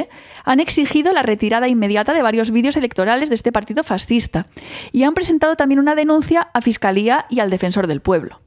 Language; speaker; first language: Spanish; native; Spanish